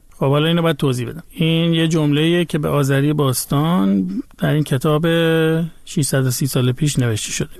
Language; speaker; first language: Persian; native; Persian